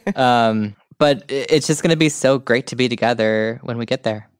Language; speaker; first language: English; native; English